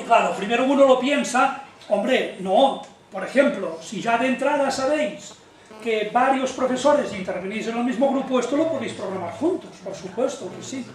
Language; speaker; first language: Spanish; native; Spanish